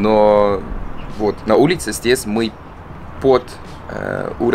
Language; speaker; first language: Russian; non-native, learner; Dutch